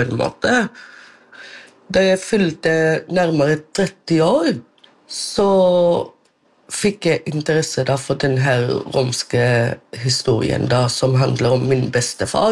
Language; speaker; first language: Norwegian; non-native, local second language; Romany